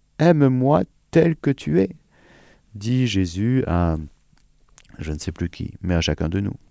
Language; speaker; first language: French; native; French